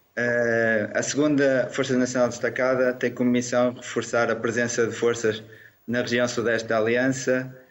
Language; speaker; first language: Portuguese; native; Portuguese